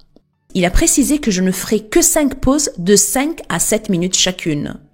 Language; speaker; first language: French; native; French